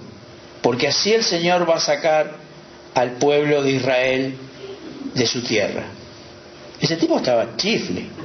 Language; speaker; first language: Spanish; native; Spanish